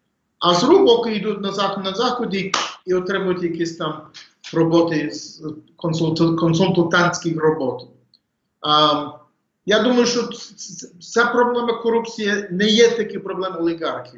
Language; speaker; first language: Ukrainian; early bilingual, heritage; English